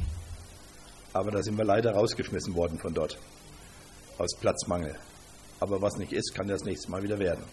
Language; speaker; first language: German; native; German